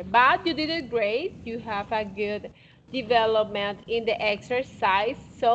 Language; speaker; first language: English; non-native, fluent; Spanish